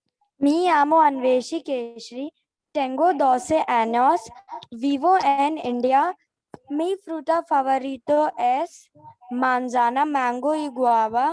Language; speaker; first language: Spanish; non-native, learner; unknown